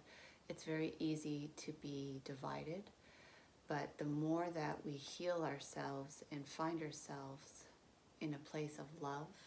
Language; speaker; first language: English; native; English